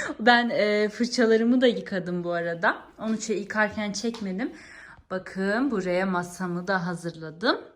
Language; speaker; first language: Turkish; early bilingual, heritage; Turkish